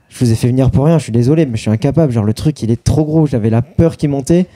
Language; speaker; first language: French; native; French